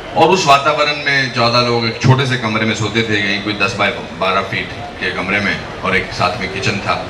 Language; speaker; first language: Hindi; native; Hindi